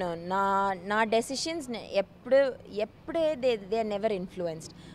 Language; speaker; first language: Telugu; non-native, learner; Malayalam